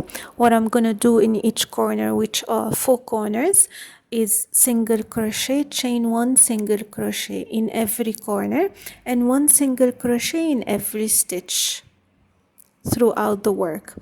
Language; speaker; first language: English; non-native, fluent; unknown